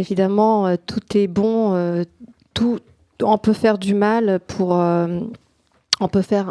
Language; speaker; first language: French; non-native, local second language; Arabic